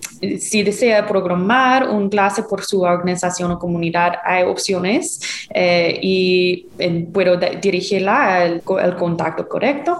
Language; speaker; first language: Spanish; non-native, fluent; English